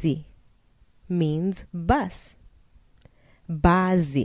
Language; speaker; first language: English; non-native, local second language; Shona